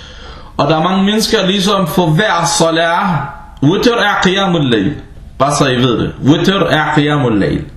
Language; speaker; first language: Danish; non-native, fluent; Arabic